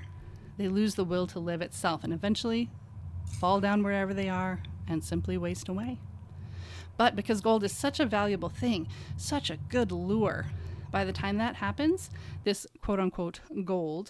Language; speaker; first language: English; native; English